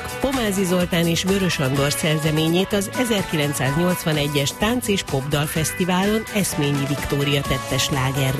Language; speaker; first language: Hungarian; native; Hungarian